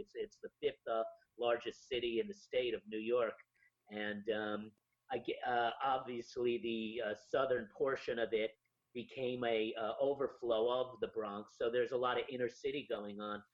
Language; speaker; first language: English; native; English